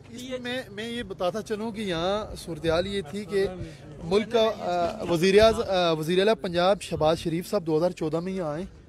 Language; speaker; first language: Urdu; non-native, local second language; Punjabi